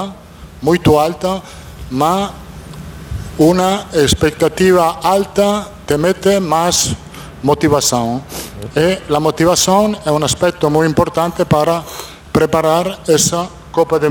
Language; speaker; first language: Portuguese; non-native, fluent; Italian